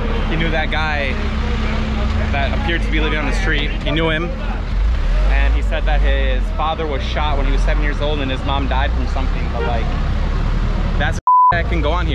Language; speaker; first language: English; native; English